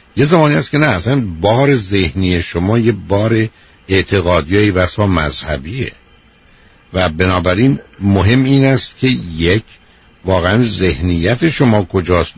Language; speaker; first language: Persian; native; Persian